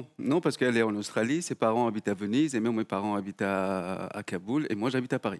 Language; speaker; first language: French; native; French